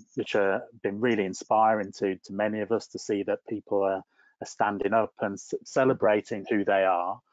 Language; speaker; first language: English; native; English